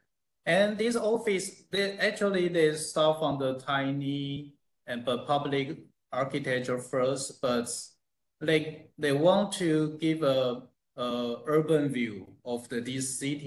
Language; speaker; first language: English; non-native, fluent; Chinese